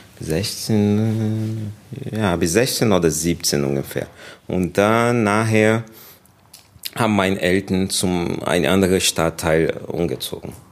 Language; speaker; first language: German; non-native, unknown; Portuguese